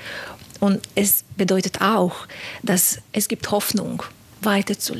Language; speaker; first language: German; non-native, fluent; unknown